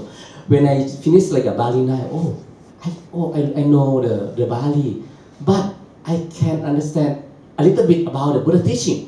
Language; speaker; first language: English; non-native, learner; Burmese